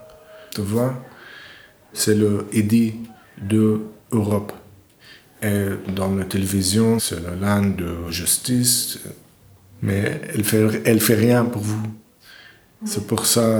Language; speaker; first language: French; non-native, learner; English